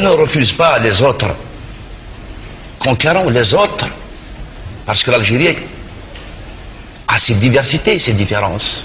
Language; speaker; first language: French; non-native, local second language; Kabyle